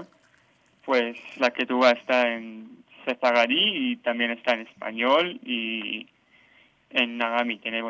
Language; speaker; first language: Spanish; non-native, learner; Hebrew